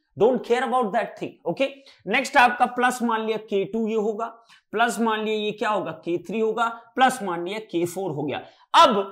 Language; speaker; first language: Hindi; native; Hindi